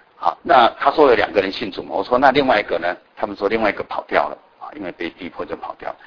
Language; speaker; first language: Chinese; native; Chinese